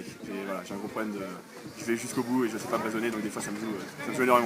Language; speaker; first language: French; native; French